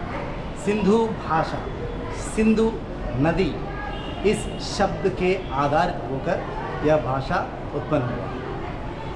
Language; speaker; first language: Hindi; non-native, local second language; Telugu